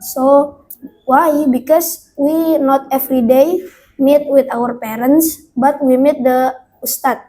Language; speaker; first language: English; non-native, learner; Indonesian